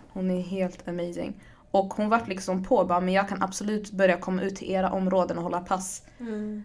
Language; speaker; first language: Swedish; early bilingual, other home language; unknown